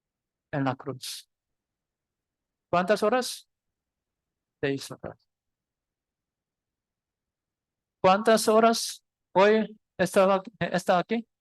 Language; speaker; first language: Spanish; non-native, learner; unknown